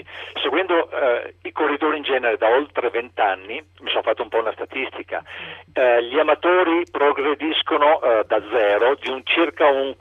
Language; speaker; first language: Italian; native; Italian